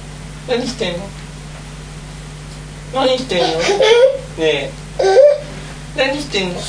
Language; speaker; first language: Japanese; native; Japanese